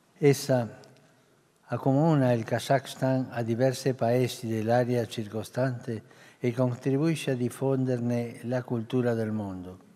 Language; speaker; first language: Italian; early bilingual, heritage; Spanish